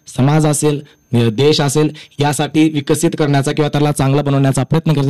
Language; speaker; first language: Marathi; native; Marathi